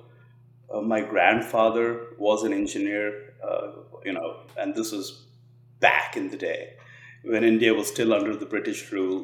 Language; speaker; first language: English; non-native, local second language; Telugu